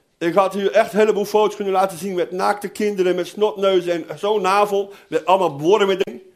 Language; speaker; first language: Dutch; non-native, fluent; Portuguese